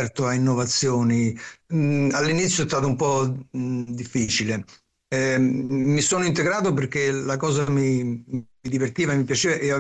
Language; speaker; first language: Italian; native; Italian